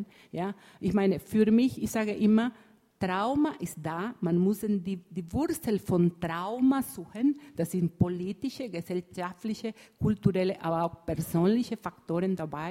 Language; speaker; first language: German; non-native, fluent; Spanish